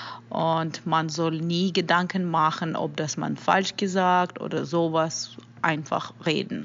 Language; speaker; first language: German; non-native, fluent; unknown